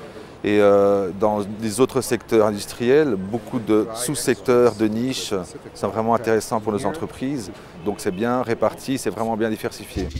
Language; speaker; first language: French; native; French